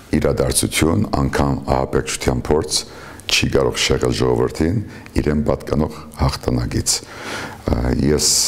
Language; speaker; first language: Armenian; early bilingual, heritage; Armenian